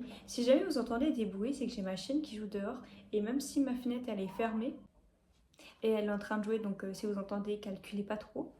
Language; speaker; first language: French; native; French